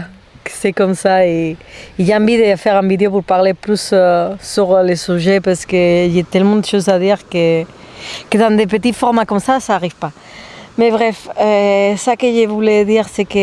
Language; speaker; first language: French; non-native, fluent; Spanish